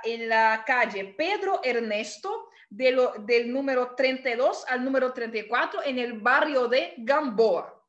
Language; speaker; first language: Spanish; non-native, fluent; Portuguese